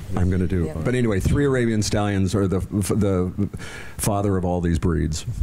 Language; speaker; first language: English; native; English